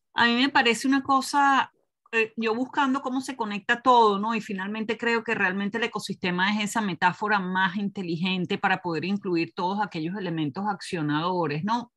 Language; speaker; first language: Spanish; native; Spanish